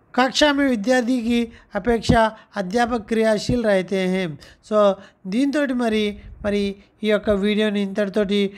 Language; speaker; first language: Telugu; non-native, local second language; Urdu